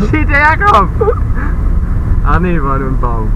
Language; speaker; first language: German; native; German